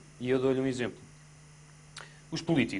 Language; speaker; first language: Portuguese; native; Portuguese